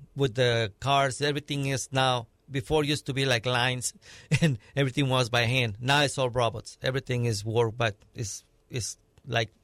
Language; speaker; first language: English; non-native, fluent; Spanish